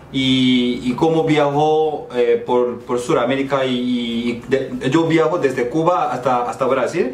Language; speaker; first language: Spanish; non-native, fluent; Korean